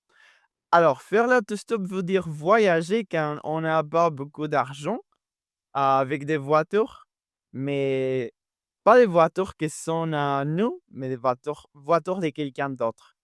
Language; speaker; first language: French; non-native, fluent; Spanish